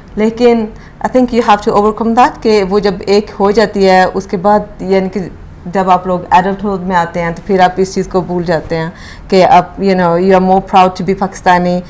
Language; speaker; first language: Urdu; early bilingual, heritage; Urdu